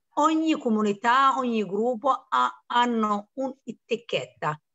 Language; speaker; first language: Italian; non-native, fluent; Somali